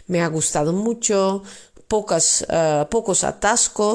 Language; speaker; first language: Spanish; non-native, fluent; Dutch